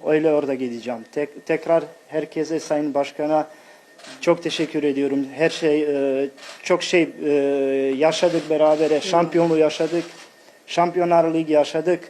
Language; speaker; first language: Turkish; non-native, fluent; Bosnian